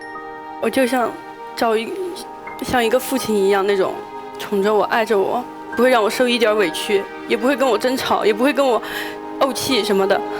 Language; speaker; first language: Chinese; native; Chinese